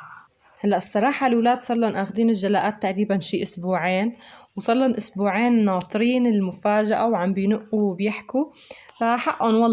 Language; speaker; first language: Arabic; native; Arabic